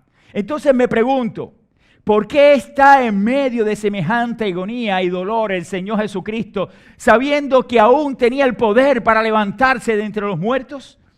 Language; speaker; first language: Spanish; native; Spanish